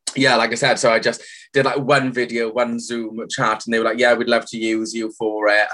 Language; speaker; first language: English; native; English